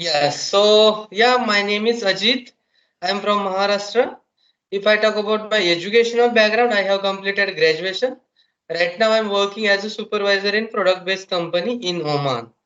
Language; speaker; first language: English; non-native, local second language; Marathi